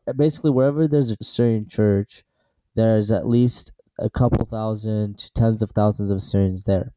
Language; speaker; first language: English; early bilingual, other home language; Assyrian Neo-Aramaic